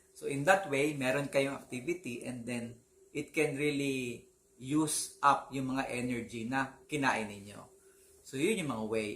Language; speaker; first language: Filipino; native; Filipino